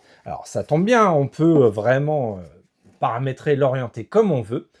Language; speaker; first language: French; native; French